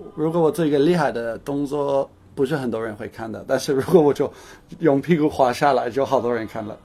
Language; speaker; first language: Chinese; non-native, fluent; English